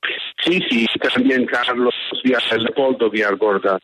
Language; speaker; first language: Spanish; early bilingual, heritage; English